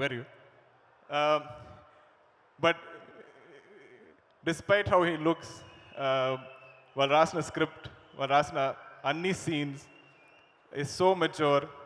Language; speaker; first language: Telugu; non-native, learner; Malayalam